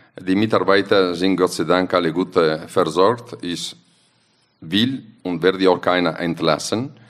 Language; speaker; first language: German; non-native, fluent; Italian